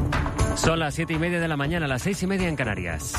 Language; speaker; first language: Spanish; native; Spanish